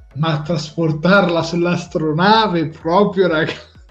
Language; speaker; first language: Italian; native; Italian